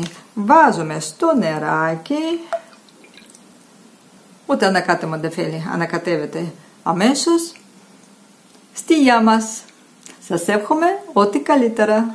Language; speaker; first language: Greek; non-native, fluent; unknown